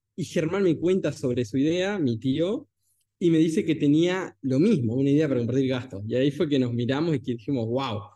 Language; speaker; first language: Spanish; native; Spanish